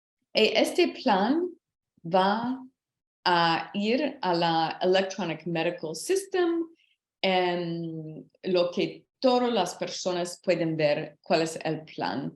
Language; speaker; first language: Spanish; non-native, learner; English